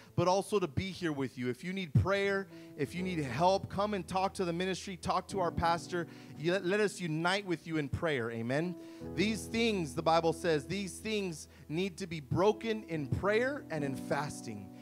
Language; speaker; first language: English; early bilingual, other home language; Spanish